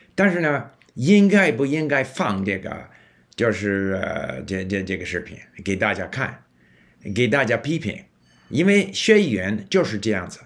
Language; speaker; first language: Chinese; non-native, fluent; English